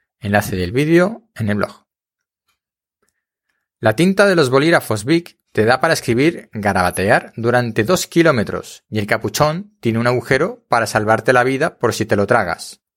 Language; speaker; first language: Spanish; native; Spanish